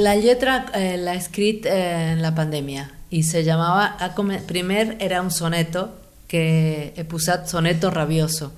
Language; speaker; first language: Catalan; non-native, learner; Spanish